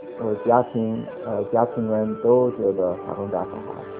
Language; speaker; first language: Chinese; non-native, learner; English